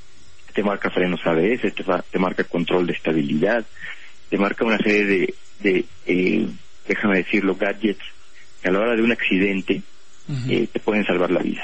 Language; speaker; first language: Spanish; native; Spanish